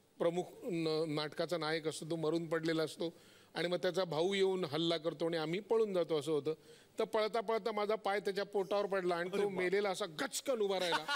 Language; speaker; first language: Marathi; native; Marathi